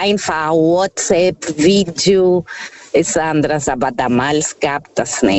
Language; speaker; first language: German; non-native, learner; Portuguese